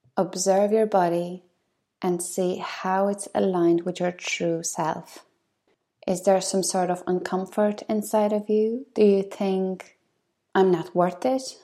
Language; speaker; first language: English; non-native, fluent; Polish